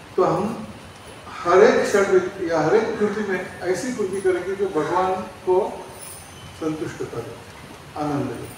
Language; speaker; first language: Hindi; non-native, local second language; Marathi